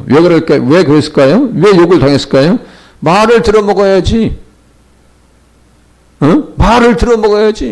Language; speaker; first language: Korean; native; Korean